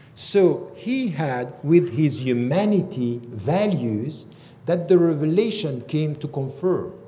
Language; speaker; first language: English; non-native, fluent; French